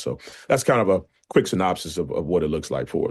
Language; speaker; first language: English; native; English